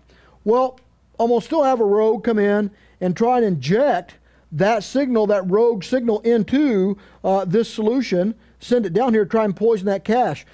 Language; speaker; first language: English; native; English